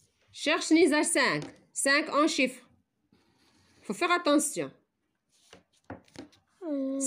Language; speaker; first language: French; non-native, local second language; Arabic